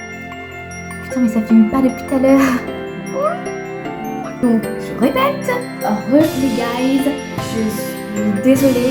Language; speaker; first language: French; native; French